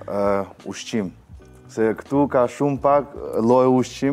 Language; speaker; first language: Albanian; non-native, learner; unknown